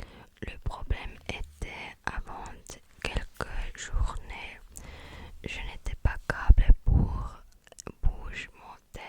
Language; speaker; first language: French; non-native, learner; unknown